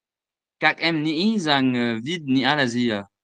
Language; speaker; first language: Vietnamese; non-native, learner; French